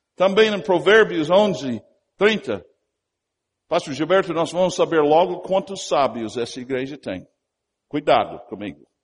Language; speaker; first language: Portuguese; non-native, fluent; English